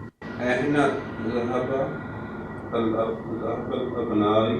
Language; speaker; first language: Arabic; non-native, learner; Urdu